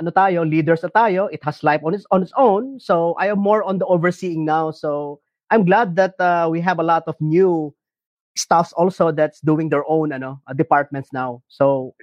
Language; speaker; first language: English; non-native, local second language; Iloko